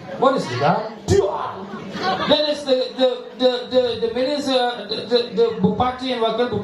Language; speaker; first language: English; non-native, learner; Indonesian